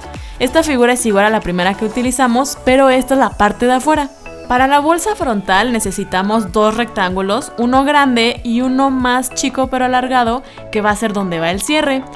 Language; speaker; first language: Spanish; native; Spanish